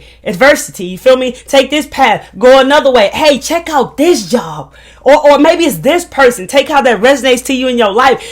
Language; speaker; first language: English; native; English